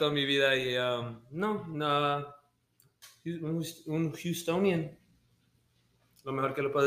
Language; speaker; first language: Spanish; early bilingual, heritage; Spanish